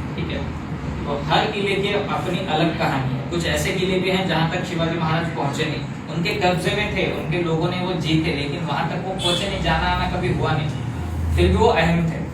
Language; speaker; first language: Hindi; non-native, local second language; Marathi